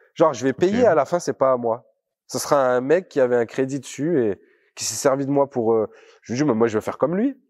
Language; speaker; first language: French; native; French